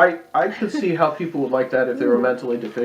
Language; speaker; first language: English; native; English